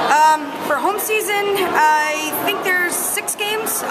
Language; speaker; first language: English; native; English